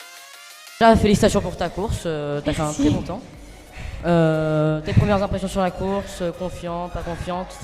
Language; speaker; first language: French; native; French